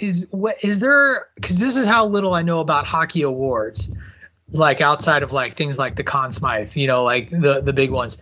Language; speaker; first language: English; native; English